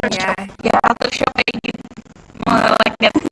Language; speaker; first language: English; non-native, learner; Indonesian